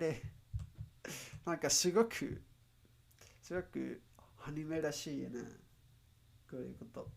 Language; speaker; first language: Japanese; non-native, learner; Spanish